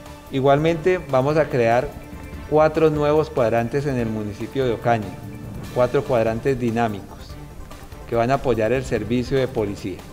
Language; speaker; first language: Spanish; native; Spanish